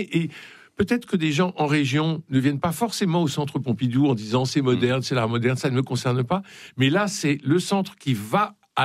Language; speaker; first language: French; native; French